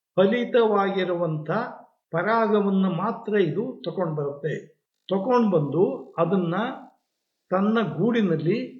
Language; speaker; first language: Kannada; native; Kannada